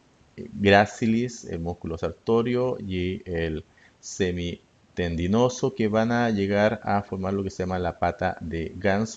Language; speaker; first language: Spanish; native; Spanish